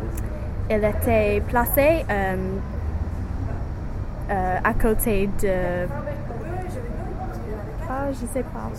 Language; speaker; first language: French; non-native, learner; English